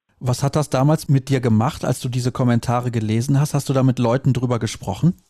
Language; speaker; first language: German; early bilingual, other home language; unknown